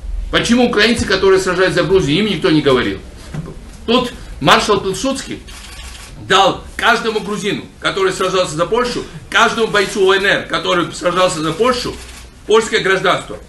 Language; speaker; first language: Russian; non-native, local second language; Georgian